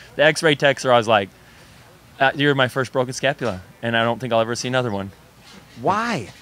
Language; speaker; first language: English; native; English